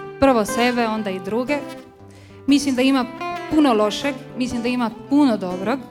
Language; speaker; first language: Croatian; early bilingual, heritage; Croatian